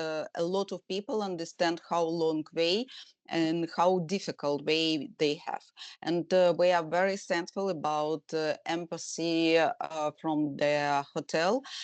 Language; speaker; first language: English; non-native, learner; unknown